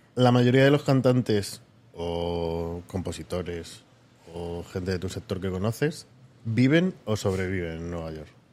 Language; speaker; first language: Spanish; native; Spanish